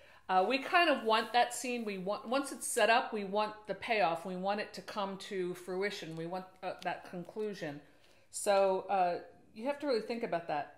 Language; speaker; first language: English; native; English